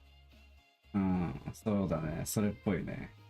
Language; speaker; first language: Japanese; native; Japanese